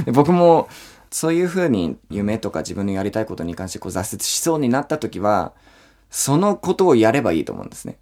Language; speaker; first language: Japanese; non-native, fluent; English